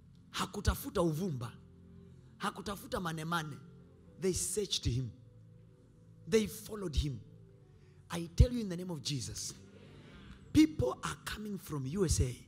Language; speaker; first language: English; non-native, local second language; Swahili